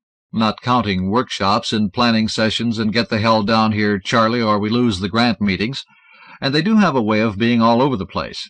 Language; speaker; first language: English; native; English